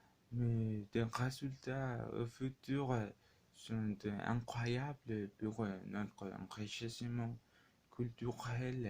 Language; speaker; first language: French; non-native, learner; Spanish